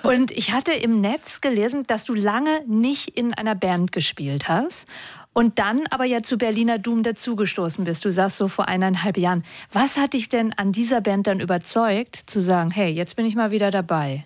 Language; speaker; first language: German; native; German